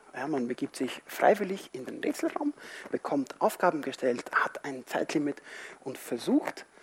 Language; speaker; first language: German; non-native, fluent; Spanish